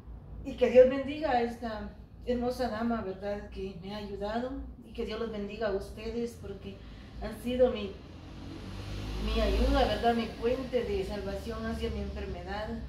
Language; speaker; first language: Spanish; native; Spanish